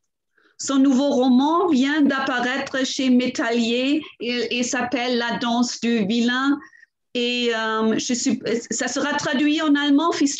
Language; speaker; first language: French; non-native, fluent; German